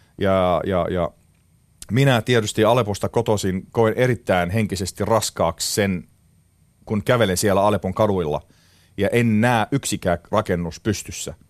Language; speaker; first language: Finnish; non-native, fluent; Arabic